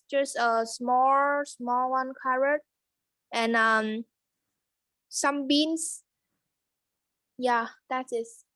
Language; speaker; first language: English; non-native, learner; Vietnamese